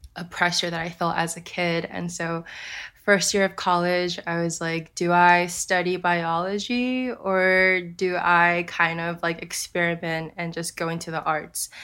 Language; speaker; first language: English; early bilingual, other home language; Japanese